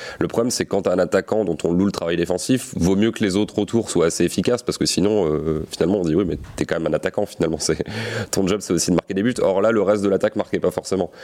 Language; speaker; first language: French; native; French